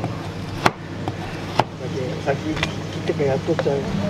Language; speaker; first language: Japanese; native; Japanese